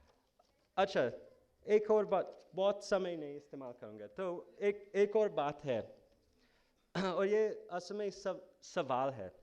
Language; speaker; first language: Hindi; non-native, fluent; English